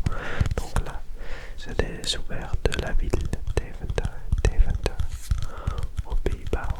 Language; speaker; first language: French; non-native, learner; Dutch